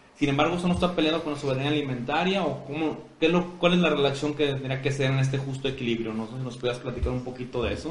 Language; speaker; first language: Spanish; native; Spanish